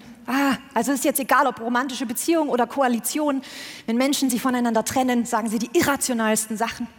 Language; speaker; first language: German; native; German